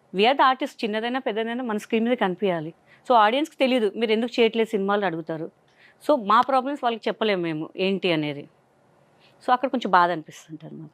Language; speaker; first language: Telugu; non-native, local second language; Hindi